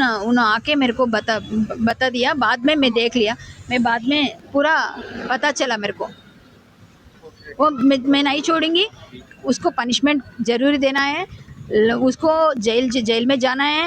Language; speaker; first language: Hindi; non-native, local second language; Telugu